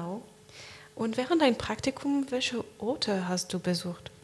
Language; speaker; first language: German; non-native, learner; French